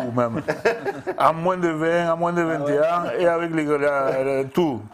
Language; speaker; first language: French; non-native, fluent; Spanish